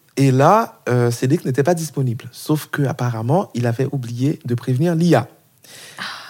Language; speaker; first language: French; non-native, local second language; Haitian Creole